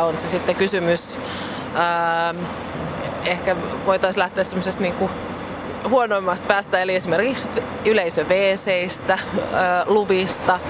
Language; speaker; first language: Finnish; native; Finnish